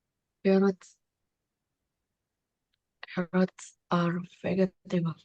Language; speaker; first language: English; non-native, learner; Indonesian